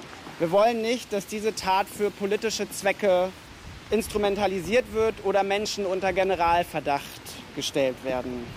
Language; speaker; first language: German; native; German